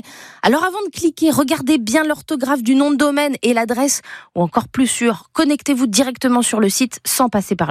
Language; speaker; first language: French; native; French